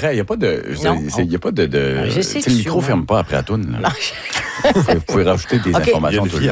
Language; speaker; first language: French; native; French